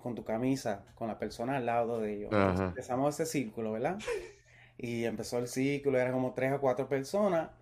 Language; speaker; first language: Spanish; early bilingual, heritage; Spanish